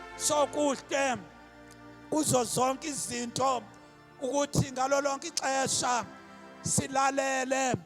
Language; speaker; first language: Zulu; non-native, local second language; Xhosa